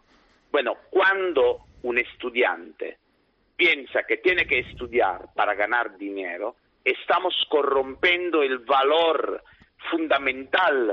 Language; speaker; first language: Spanish; non-native, fluent; Italian